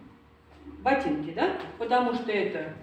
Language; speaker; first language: Russian; native; Russian